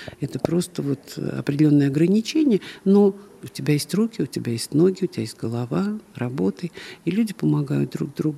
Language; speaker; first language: Russian; native; Russian